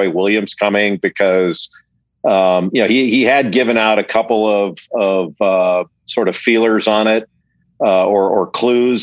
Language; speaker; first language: English; native; English